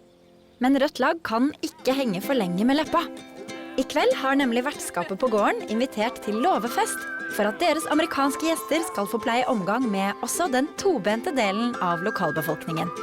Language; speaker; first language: Norwegian; native; Norwegian